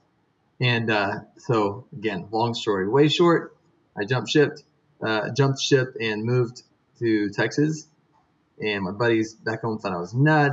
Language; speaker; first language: English; native; English